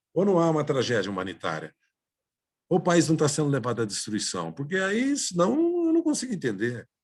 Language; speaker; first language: Portuguese; native; Portuguese